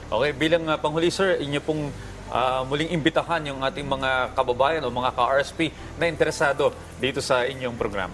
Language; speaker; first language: Filipino; native; Filipino